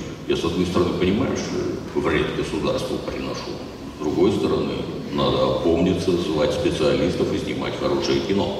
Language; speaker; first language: Russian; native; Russian